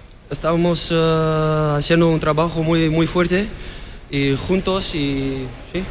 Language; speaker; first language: Spanish; non-native, learner; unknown